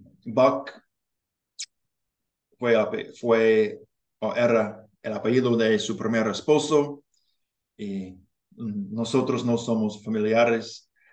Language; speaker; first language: Spanish; non-native, learner; English